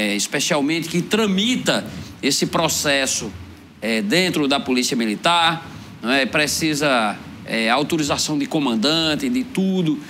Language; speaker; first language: Portuguese; native; Portuguese